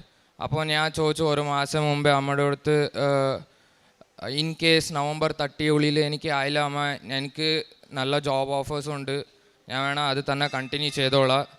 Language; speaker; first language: Malayalam; early bilingual, heritage; Malayalam